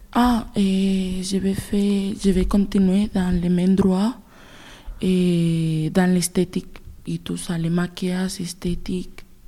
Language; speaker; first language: French; non-native, learner; Spanish